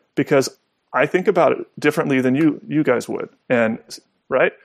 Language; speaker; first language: English; native; English